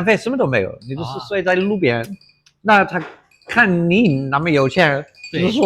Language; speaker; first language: Chinese; non-native, fluent; English